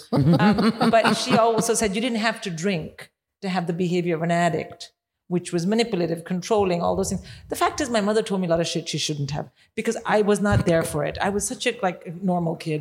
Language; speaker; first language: English; non-native, local second language; Hindi